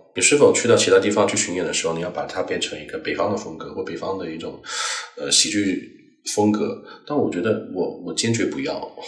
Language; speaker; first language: Chinese; non-native, local second language; Cantonese